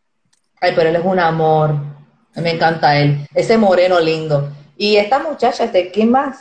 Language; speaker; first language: Spanish; native; Spanish